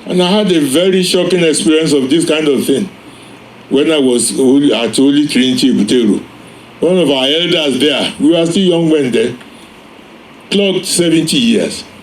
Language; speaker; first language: English; non-native, local second language; Yoruba